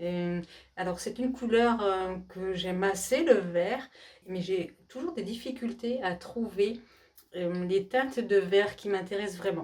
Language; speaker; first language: French; native; French